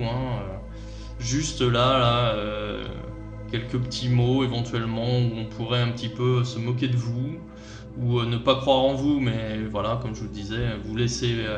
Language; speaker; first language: French; native; French